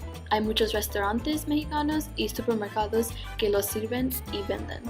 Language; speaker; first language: Spanish; non-native, learner; English